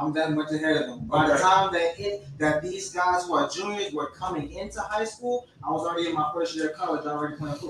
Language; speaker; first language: English; native; English